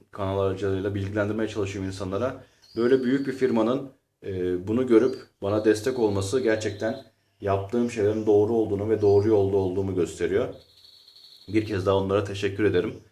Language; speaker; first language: Turkish; native; Turkish